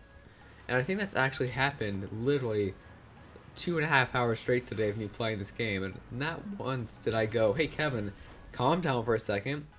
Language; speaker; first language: English; native; English